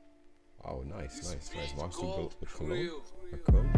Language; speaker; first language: German; non-native, learner; English